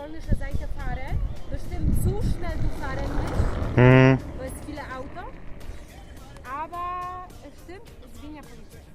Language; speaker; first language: German; non-native, learner; Polish